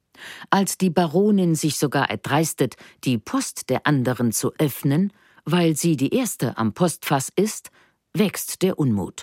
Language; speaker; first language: German; native; German